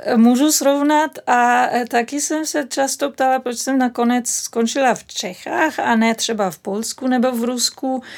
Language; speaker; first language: Czech; non-native, fluent; German